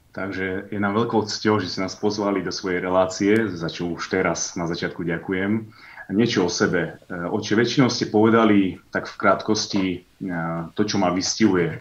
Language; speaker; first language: Slovak; native; Slovak